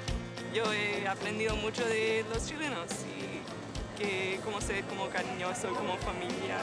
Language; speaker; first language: Spanish; non-native, learner; English